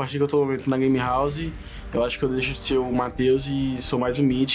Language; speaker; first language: Portuguese; native; Portuguese